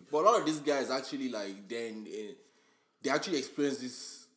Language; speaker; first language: English; non-native, local second language; Yoruba